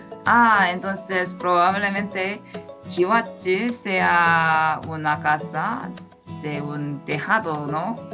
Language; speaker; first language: Spanish; non-native, fluent; Korean